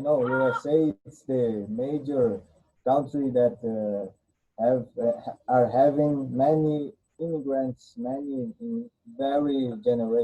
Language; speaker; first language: English; non-native, learner; Portuguese